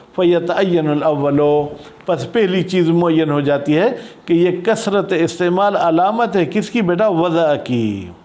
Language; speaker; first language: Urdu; non-native, local second language; Sindhi